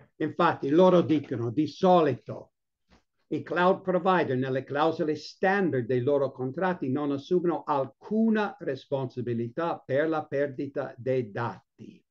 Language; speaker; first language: Italian; non-native, fluent; English